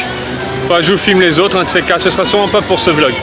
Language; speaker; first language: French; native; French